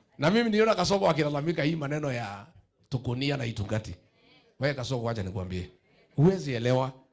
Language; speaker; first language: Swahili; non-native, local second language; Kikuyu